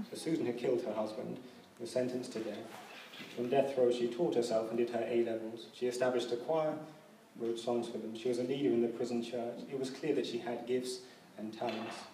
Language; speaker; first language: English; native; English